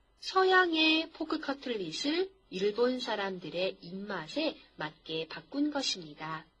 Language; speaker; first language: Korean; non-native, fluent; Chinese